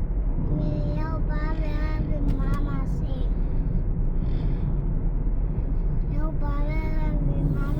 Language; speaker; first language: Danish; early bilingual, other home language; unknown